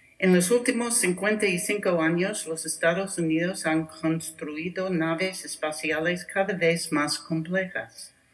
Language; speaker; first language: Spanish; non-native, learner; English